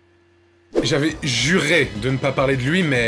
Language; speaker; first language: French; native; French